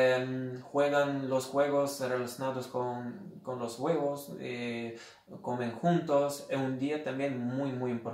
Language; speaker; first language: Spanish; non-native, fluent; Lithuanian